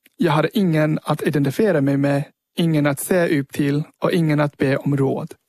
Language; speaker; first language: Swedish; early bilingual, heritage; Swedish